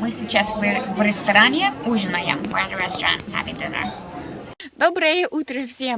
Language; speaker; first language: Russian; non-native, learner; English